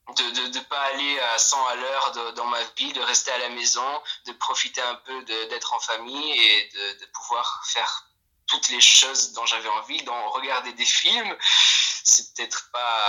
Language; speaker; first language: French; non-native, fluent; Polish